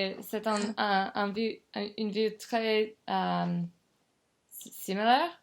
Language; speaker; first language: French; non-native, learner; English